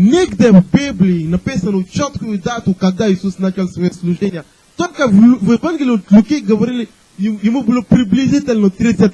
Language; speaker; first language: Russian; non-native, fluent; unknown